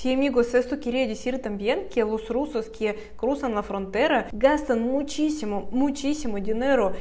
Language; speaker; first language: Spanish; non-native, fluent; Russian